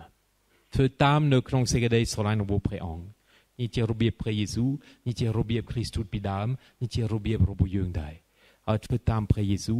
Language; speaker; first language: Khmer; non-native, fluent; French